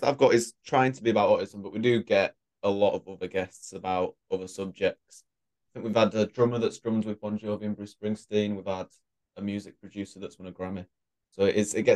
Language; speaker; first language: English; native; English